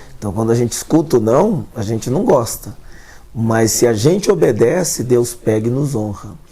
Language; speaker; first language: Portuguese; native; Portuguese